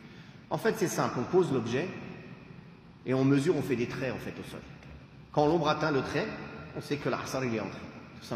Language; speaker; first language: French; native; French